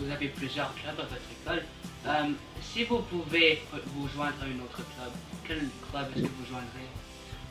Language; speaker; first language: French; non-native, learner; English